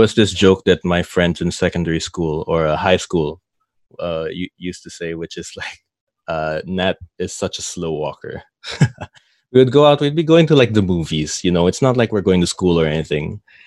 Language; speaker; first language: English; native; English